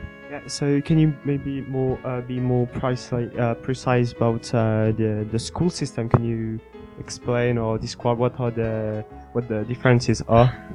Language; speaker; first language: English; non-native, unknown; French